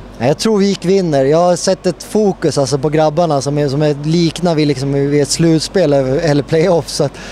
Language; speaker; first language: Swedish; native; Swedish